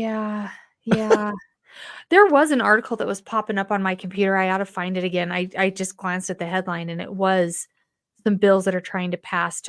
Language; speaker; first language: English; native; English